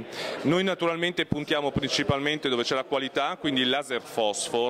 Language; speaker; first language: Italian; native; Italian